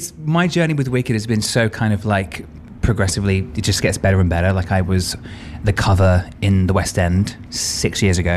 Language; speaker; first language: English; native; English